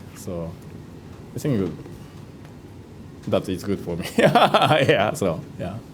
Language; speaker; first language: English; non-native, fluent; Japanese